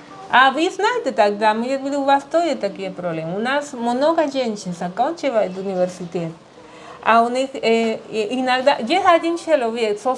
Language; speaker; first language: Russian; non-native, learner; Spanish